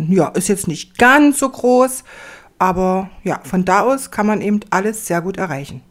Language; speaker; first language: German; native; German